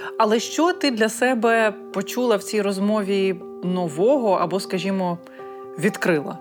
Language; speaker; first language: Ukrainian; native; Ukrainian